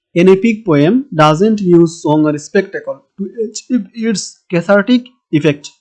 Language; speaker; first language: English; non-native, local second language; Bangla